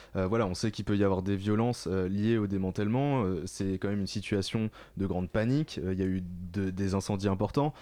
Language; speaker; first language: French; native; French